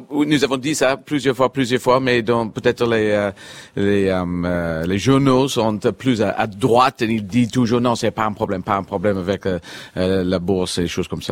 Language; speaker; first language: French; non-native, fluent; English